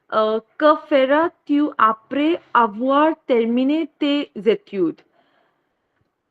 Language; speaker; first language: French; non-native, learner; Hindi